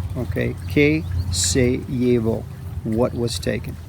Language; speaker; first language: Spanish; non-native, fluent; English